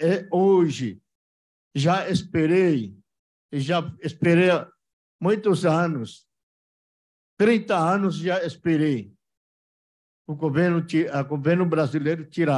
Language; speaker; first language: Portuguese; non-native, local second language; Yanomámi